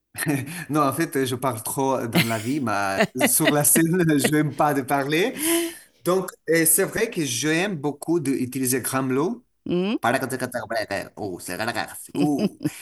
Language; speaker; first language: French; non-native, fluent; Russian